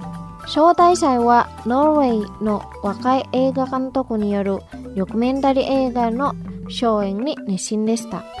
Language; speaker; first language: Japanese; non-native, fluent; Indonesian